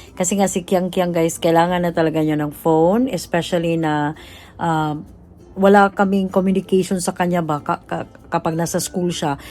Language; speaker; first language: Filipino; native; Filipino